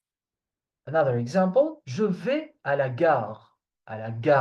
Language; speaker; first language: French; non-native, fluent; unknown